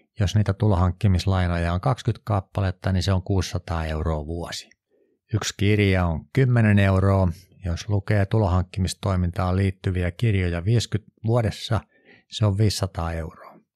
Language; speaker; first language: Finnish; native; Finnish